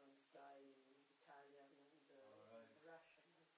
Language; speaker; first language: English; non-native, learner; Italian